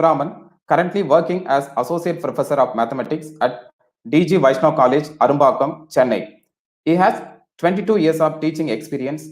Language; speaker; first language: English; non-native, local second language; Tamil